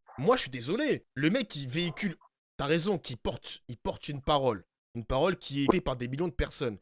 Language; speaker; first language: French; native; French